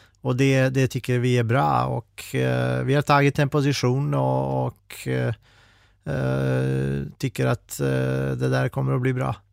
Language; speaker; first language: Swedish; non-native, fluent; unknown